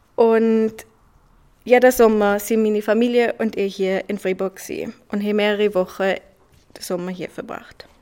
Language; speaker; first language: German; early bilingual, other home language; Swiss German